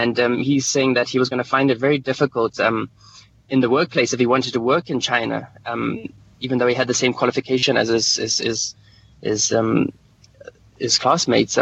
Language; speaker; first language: English; native; English